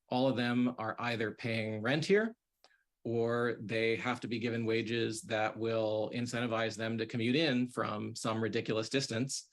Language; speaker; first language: English; native; English